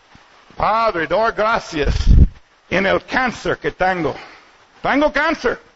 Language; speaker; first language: Spanish; non-native, learner; English